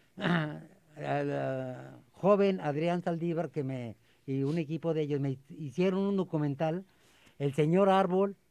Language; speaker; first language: Spanish; native; Spanish